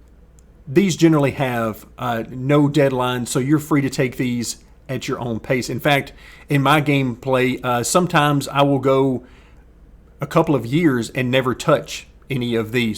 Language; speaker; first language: English; native; English